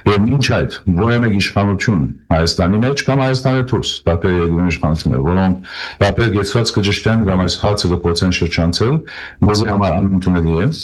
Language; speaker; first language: Armenian; early bilingual, heritage; Armenian